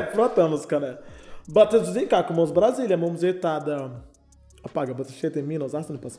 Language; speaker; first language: Latvian; non-native, learner; Portuguese